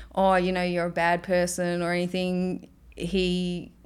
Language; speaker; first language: English; native; English